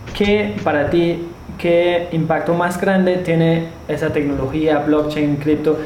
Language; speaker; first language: Spanish; non-native, learner; German